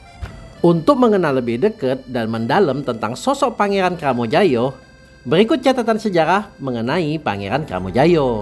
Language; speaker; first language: Indonesian; native; Indonesian